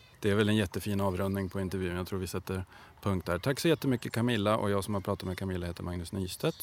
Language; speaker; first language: Swedish; native; Swedish